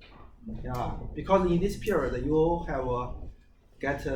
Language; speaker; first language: English; non-native, learner; Chinese